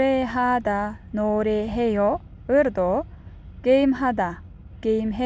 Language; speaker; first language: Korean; non-native, fluent; Kyrgyz